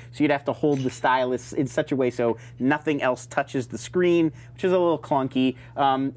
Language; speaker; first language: English; native; English